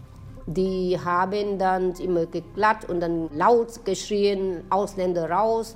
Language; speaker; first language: German; non-native, fluent; Vietnamese